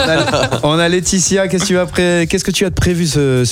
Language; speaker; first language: French; native; French